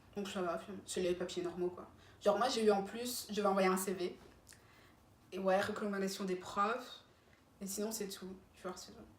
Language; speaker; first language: French; native; French